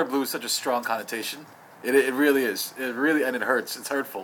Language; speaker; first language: English; native; English